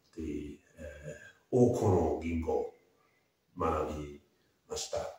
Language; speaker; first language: Japanese; non-native, learner; Arabic